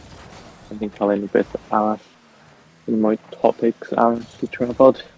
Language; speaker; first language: Welsh; non-native, local second language; English